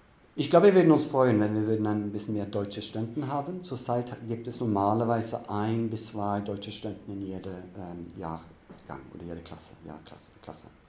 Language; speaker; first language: German; non-native, fluent; Norwegian